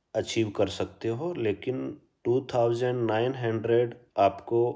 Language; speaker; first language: Hindi; native; Hindi